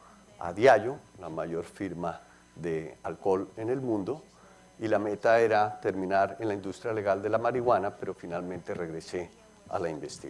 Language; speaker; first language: Spanish; native; Spanish